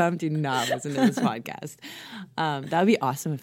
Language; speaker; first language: English; native; English